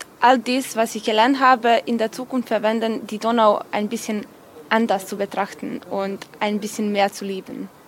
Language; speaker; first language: German; non-native, fluent; Serbian